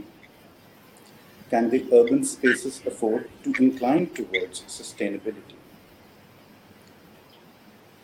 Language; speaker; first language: English; non-native, local second language; Hindi